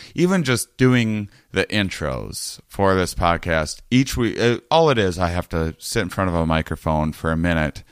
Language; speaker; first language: English; native; English